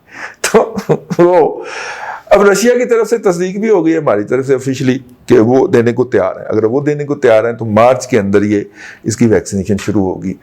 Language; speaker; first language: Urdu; non-native, local second language; Punjabi